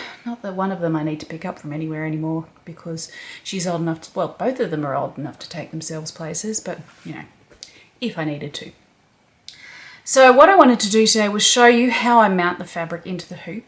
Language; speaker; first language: English; native; English